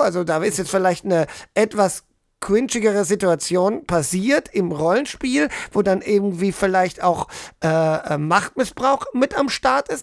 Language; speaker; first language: German; native; German